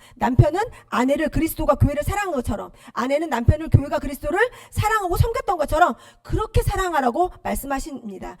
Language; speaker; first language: Korean; native; Korean